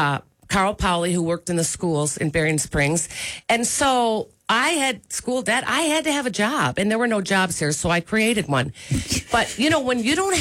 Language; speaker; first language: English; native; English